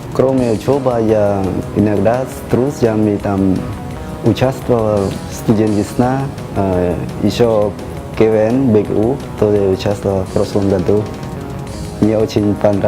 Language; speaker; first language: Russian; non-native, learner; Khmer